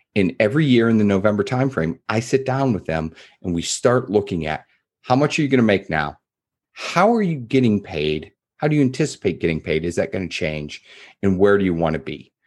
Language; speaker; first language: English; native; English